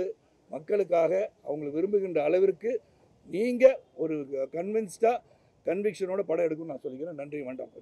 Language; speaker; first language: Tamil; native; Tamil